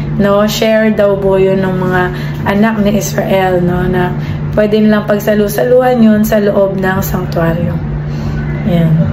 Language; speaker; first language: Filipino; native; Filipino